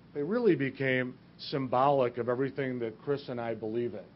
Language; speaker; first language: English; native; English